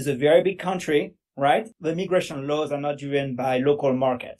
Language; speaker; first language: English; non-native, fluent; French